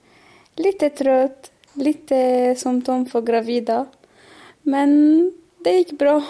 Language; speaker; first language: Swedish; non-native, learner; Arabic